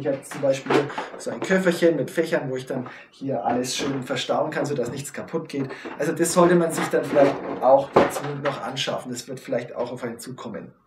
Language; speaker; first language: German; native; German